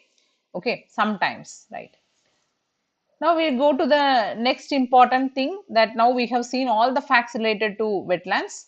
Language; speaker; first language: English; non-native, local second language; Tamil